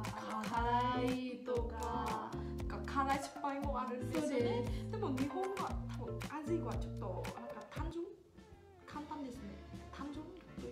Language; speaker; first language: Japanese; non-native, fluent; Vietnamese